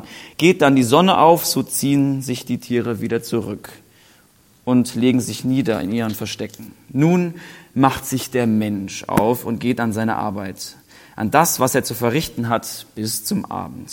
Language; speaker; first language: German; native; German